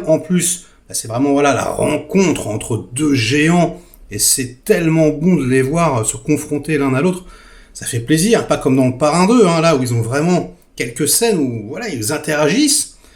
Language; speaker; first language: French; native; French